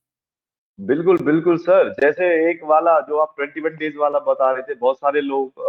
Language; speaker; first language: Hindi; native; Hindi